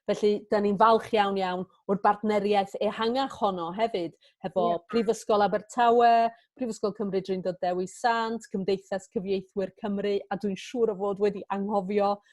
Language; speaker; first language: Welsh; native; Welsh